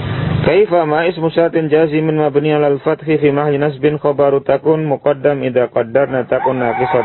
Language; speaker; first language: Arabic; non-native, fluent; Indonesian